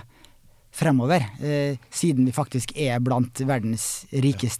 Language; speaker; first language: Norwegian; native; Norwegian